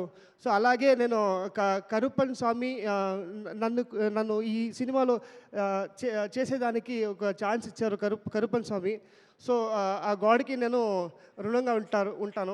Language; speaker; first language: Telugu; non-native, learner; Kannada